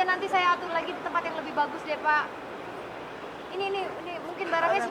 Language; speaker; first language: Indonesian; native; Indonesian